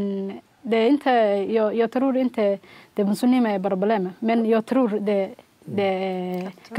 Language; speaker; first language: Swedish; non-native, learner; Somali